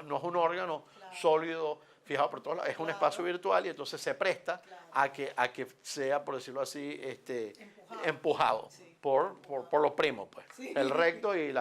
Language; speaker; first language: Spanish; native; Spanish